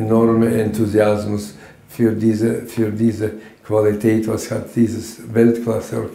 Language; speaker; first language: German; non-native, fluent; Latvian